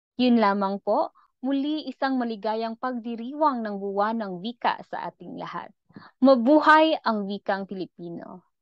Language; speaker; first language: Filipino; non-native, local second language; Cebuano